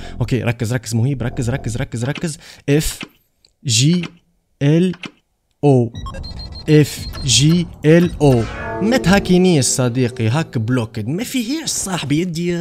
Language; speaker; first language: Arabic; native; Arabic